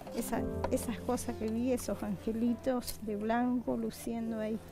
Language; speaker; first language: Spanish; native; Spanish